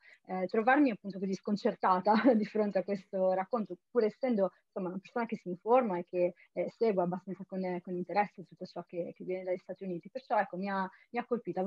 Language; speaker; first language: Italian; native; Italian